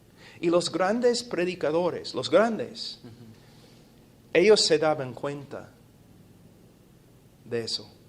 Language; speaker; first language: Spanish; non-native, fluent; English